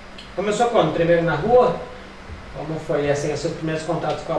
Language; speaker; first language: Portuguese; native; Portuguese